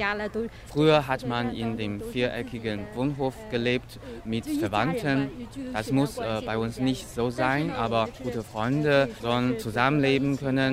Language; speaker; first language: German; non-native, fluent; Chinese